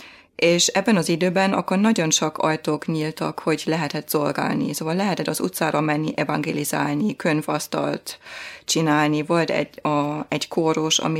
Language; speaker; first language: Hungarian; non-native, fluent; German